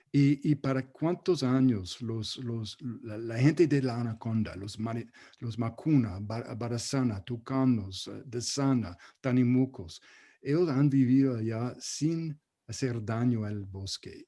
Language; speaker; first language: Spanish; non-native, fluent; English